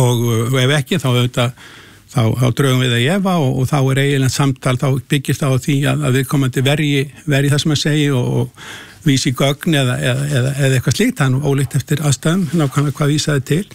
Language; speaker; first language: Icelandic; native; Icelandic